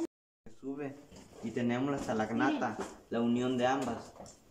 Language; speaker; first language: Spanish; native; Spanish